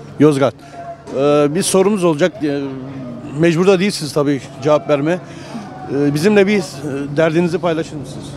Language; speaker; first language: Turkish; native; Turkish